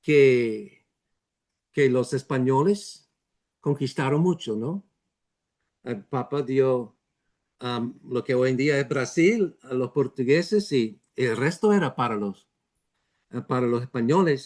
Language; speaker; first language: Spanish; non-native, fluent; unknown